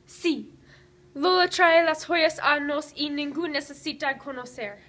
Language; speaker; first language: Spanish; non-native, learner; English